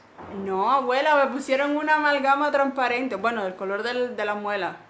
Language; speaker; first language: Spanish; native; Spanish